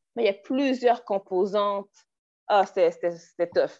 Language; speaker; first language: French; native; French